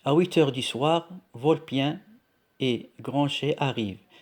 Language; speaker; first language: French; non-native, local second language; Arabic